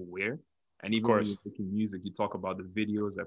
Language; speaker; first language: English; non-native, local second language; Yoruba